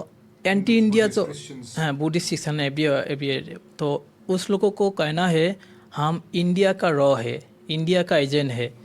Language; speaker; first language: Hindi; non-native, learner; Bangla